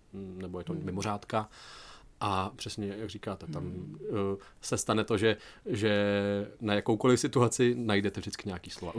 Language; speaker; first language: Czech; native; Czech